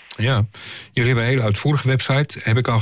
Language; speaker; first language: Dutch; native; Dutch